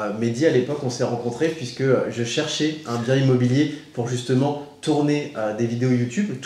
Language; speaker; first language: French; native; French